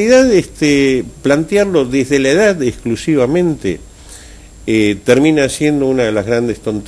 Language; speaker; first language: Spanish; native; Spanish